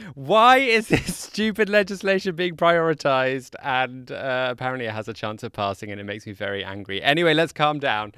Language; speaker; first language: English; native; English